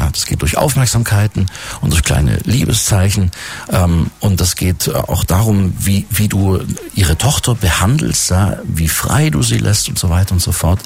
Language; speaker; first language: German; native; German